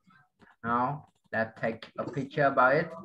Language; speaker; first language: English; non-native, fluent; Vietnamese